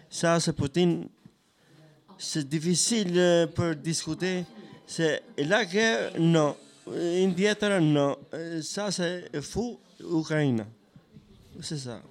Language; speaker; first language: French; non-native, learner; Albanian